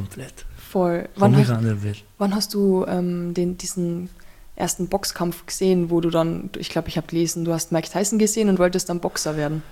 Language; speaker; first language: German; native; German